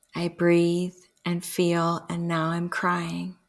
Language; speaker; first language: English; early bilingual, other home language; Spanish